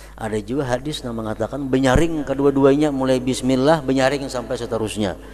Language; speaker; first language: Indonesian; non-native, local second language; Banjar